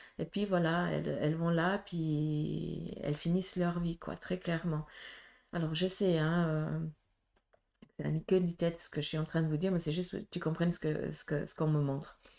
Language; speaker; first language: French; native; French